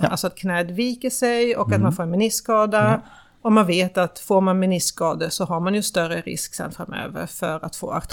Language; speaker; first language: Swedish; native; Swedish